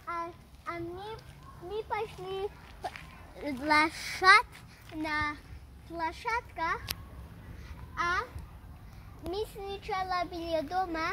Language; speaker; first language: Russian; early bilingual, heritage; Russian